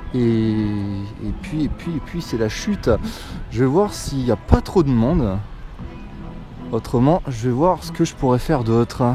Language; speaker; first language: French; native; French